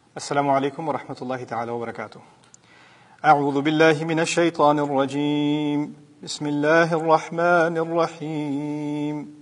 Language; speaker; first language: Urdu; early bilingual, heritage; Urdu